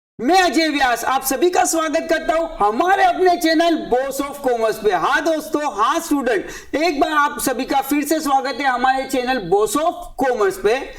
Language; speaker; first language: Hindi; native; Hindi